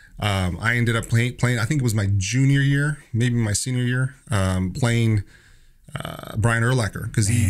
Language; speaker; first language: English; native; English